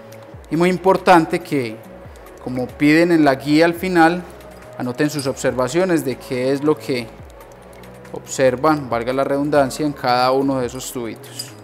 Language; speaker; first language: Spanish; native; Spanish